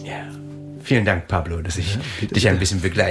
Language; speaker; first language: German; native; German